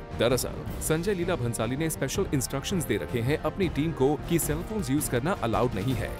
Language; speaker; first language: Hindi; native; Hindi